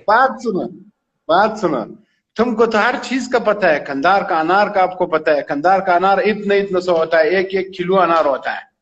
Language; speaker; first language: Hindi; non-native, fluent; Pashto